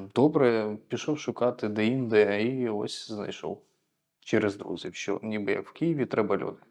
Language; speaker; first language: Ukrainian; native; Ukrainian